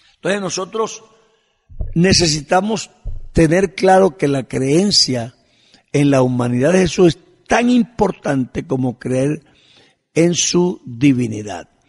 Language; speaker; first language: Spanish; native; Spanish